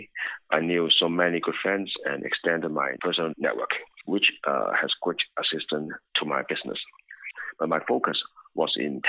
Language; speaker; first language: English; non-native, local second language; Cantonese